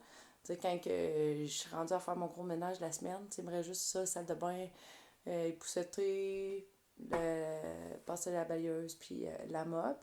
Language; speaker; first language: French; native; French